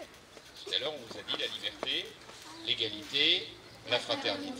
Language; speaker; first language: French; native; French